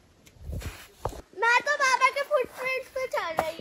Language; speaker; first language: Urdu; native; Urdu